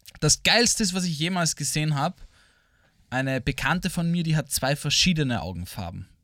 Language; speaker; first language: German; native; German